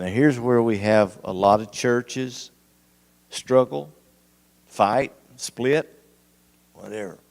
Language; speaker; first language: English; native; English